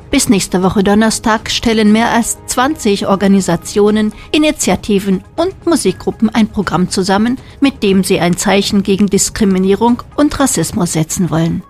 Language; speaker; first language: German; native; German